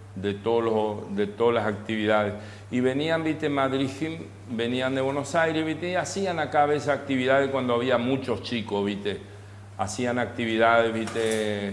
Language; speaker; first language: Spanish; native; Spanish